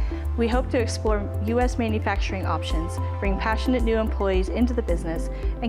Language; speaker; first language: English; native; English